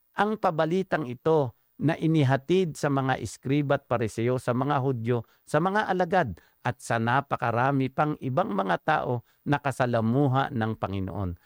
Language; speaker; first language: Filipino; native; Filipino